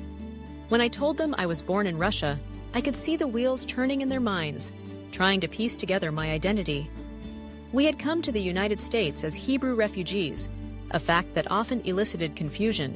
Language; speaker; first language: English; early bilingual, other home language; Russian